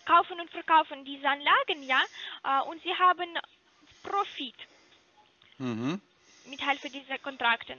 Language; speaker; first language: German; non-native, learner; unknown